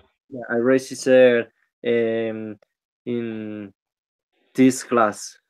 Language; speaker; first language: English; non-native, learner; Spanish